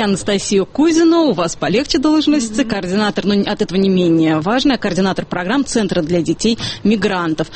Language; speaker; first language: Russian; native; Russian